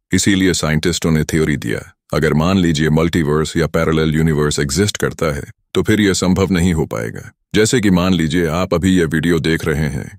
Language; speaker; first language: Hindi; native; Hindi